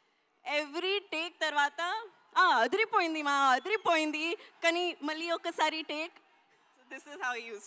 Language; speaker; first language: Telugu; non-native, learner; Hindi